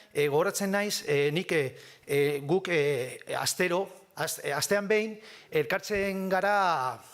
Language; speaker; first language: Basque; non-native, local second language; Spanish